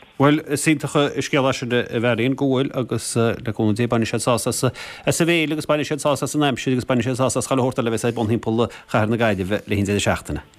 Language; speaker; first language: Irish; native; Irish